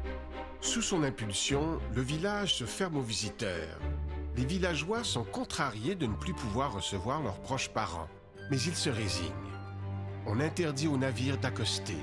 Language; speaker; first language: French; native; French